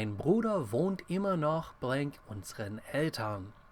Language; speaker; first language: German; non-native, fluent; English